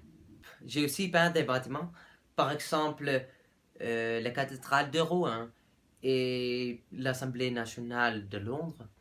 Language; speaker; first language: French; non-native, learner; Dutch